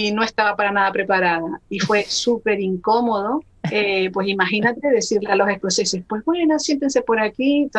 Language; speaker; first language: Spanish; native; Spanish